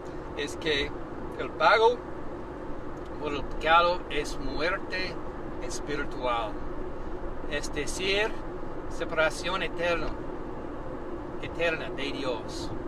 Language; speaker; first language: Spanish; non-native, learner; English